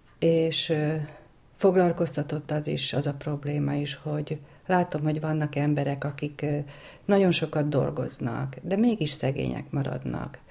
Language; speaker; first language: Hungarian; native; Hungarian